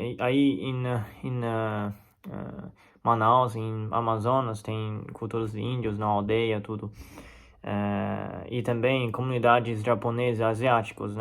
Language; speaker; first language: Portuguese; non-native, fluent; Chinese